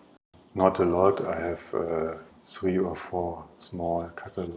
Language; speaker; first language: English; non-native, learner; German